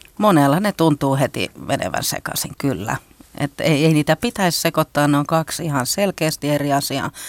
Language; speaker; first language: Finnish; native; Finnish